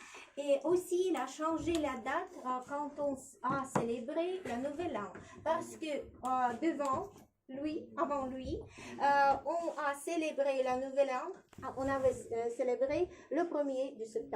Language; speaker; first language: French; non-native, learner; Russian